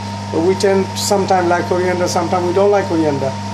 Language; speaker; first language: English; non-native, local second language; Sylheti